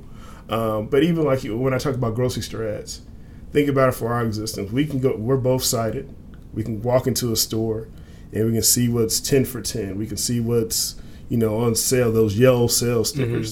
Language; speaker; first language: English; native; English